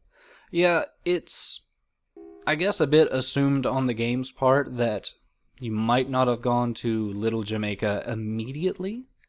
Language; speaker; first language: English; native; English